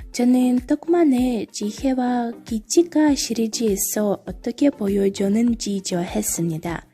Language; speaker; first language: Korean; non-native, learner; Russian